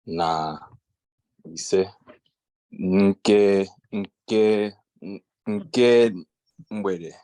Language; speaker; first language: Igbo; non-native, learner; English